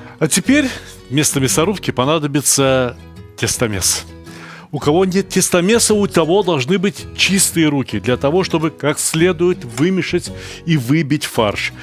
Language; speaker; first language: Russian; native; Russian